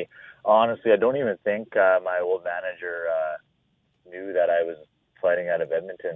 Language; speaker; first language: English; native; English